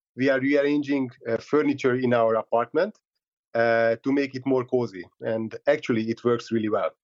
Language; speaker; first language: English; non-native, fluent; Hungarian